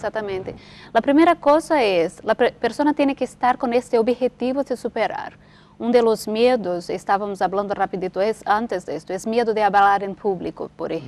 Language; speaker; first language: Spanish; non-native, fluent; Portuguese